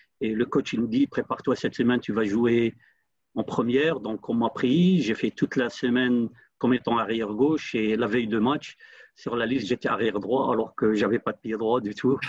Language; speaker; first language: French; non-native, local second language; Arabic